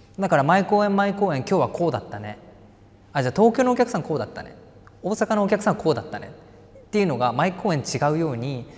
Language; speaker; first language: Japanese; native; Japanese